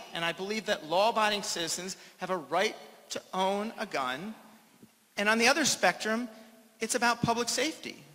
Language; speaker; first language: English; native; English